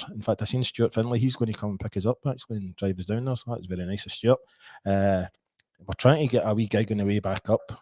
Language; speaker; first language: English; native; English